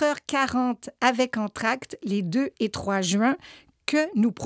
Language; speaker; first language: French; native; French